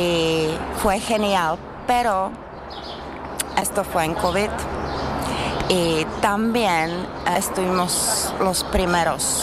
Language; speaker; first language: Spanish; non-native, fluent; Czech